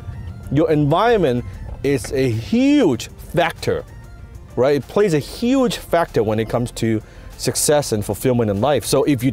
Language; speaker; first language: English; non-native, local second language; Cantonese